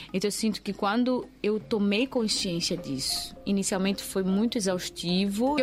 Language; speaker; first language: Portuguese; native; Portuguese